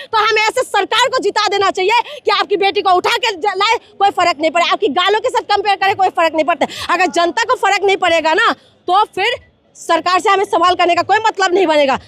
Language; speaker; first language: Hindi; non-native, local second language; Manipuri